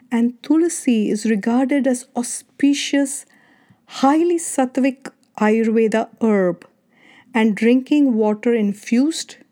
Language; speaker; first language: English; non-native, local second language; Kannada